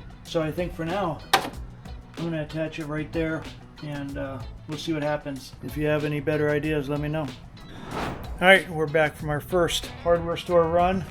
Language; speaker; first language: English; native; English